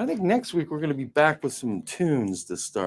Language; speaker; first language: English; native; English